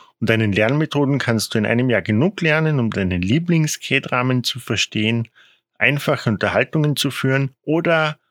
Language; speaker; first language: German; native; German